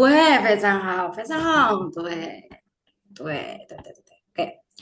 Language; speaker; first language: Chinese; non-native, fluent; Indonesian